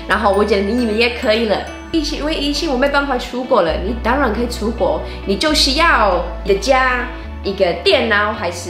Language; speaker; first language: Chinese; non-native, fluent; English